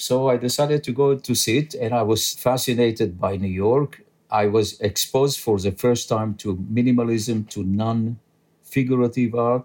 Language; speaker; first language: English; non-native, fluent; French